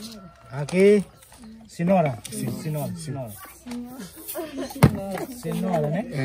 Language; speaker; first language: Portuguese; non-native, learner; Vietnamese